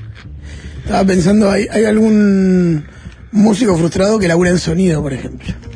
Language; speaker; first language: Spanish; native; Spanish